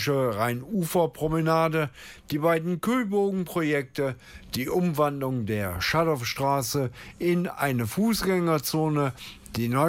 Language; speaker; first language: German; native; German